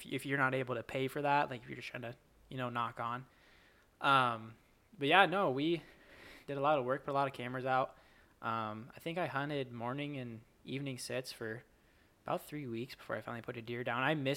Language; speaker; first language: English; native; English